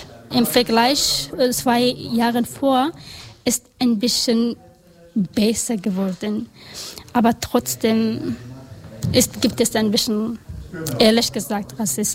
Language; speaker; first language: German; non-native, learner; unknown